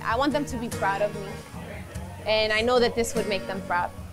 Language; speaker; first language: English; early bilingual, other home language; Spanish